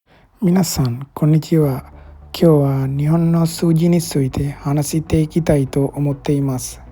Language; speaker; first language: Japanese; non-native, fluent; Sinhala